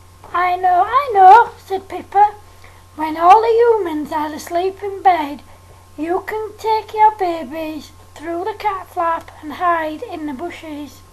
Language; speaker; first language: English; native; English